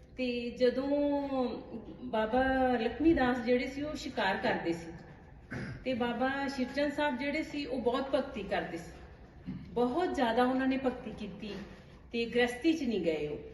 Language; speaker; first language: Punjabi; native; Punjabi